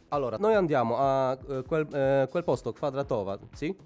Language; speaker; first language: Italian; non-native, learner; Polish